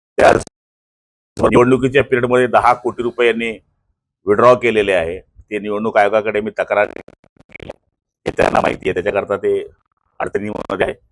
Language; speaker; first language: Marathi; native; Marathi